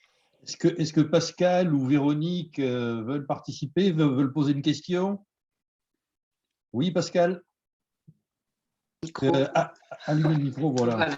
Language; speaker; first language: French; native; French